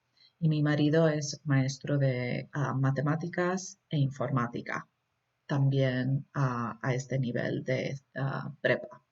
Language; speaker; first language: Spanish; early bilingual, heritage; Spanish